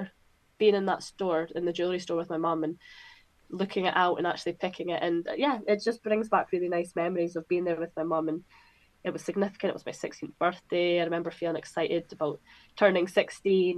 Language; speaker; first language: English; native; English